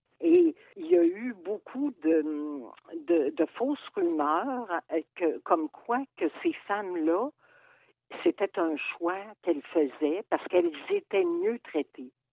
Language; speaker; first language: French; native; French